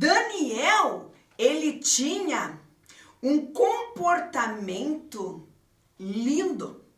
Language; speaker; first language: Portuguese; native; Portuguese